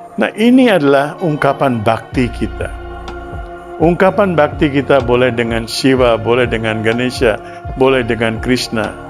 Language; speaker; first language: Indonesian; early bilingual, other home language; Sindhi